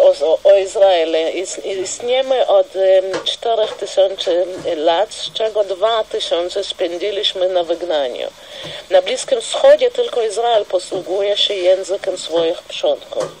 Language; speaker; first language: Polish; non-native, fluent; Russian